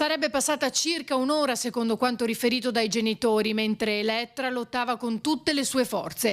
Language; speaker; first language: Italian; native; Italian